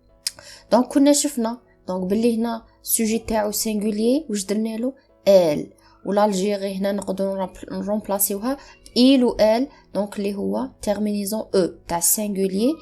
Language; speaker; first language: Arabic; native; Arabic